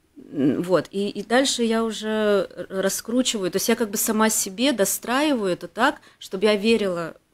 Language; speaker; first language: Russian; native; Russian